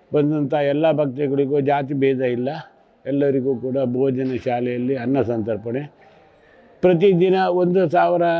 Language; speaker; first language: Kannada; native; Kannada